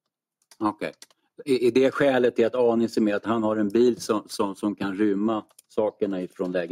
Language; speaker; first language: Swedish; native; Swedish